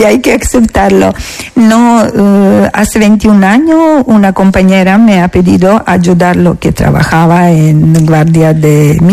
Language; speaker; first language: Spanish; non-native, learner; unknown